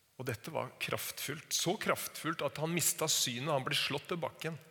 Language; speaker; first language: Norwegian; native; Norwegian